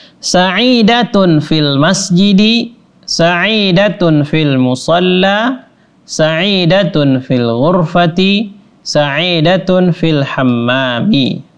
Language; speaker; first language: Arabic; non-native, fluent; Indonesian